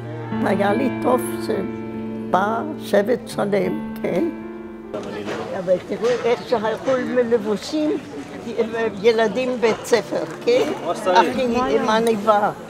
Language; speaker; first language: Hebrew; non-native, fluent; German